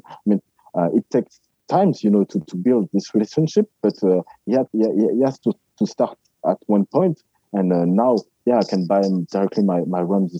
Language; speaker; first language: English; non-native, fluent; French